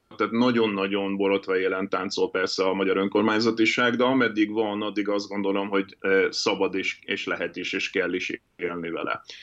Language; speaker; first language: Hungarian; native; Hungarian